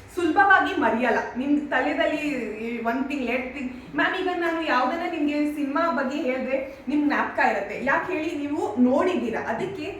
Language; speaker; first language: Kannada; non-native, learner; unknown